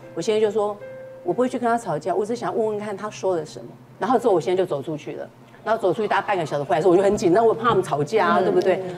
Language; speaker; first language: Chinese; native; Chinese